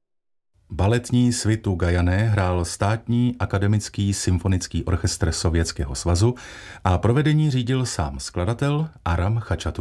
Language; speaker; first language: Czech; native; Czech